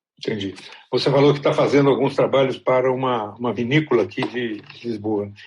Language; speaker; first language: Portuguese; native; Portuguese